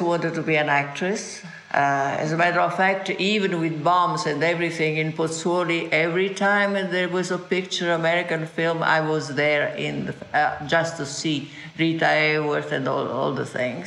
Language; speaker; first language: English; non-native, fluent; Italian